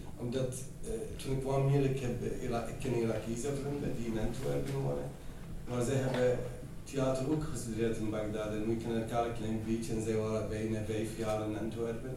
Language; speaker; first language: Dutch; non-native, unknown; Arabic